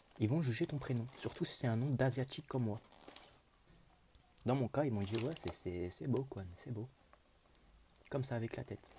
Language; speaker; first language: French; native; French